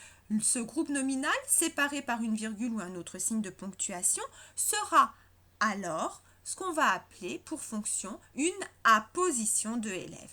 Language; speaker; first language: French; native; French